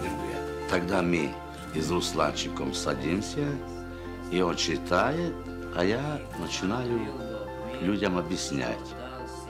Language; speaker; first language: Russian; non-native, local second language; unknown